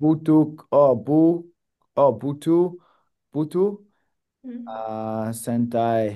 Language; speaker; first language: Indonesian; non-native, learner; English